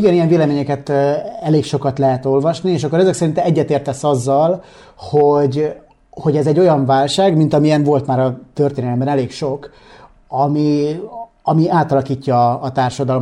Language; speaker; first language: Hungarian; native; Hungarian